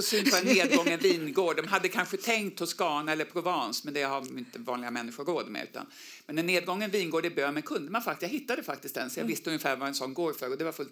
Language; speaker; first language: Swedish; native; Swedish